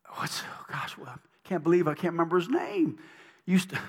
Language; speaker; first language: English; native; English